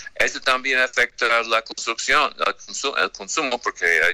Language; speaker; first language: Spanish; non-native, fluent; English